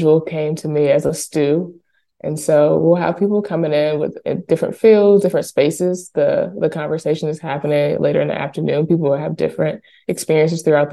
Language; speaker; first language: English; native; English